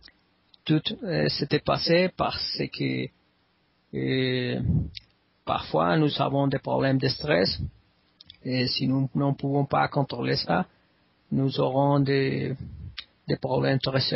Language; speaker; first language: French; non-native, learner; Spanish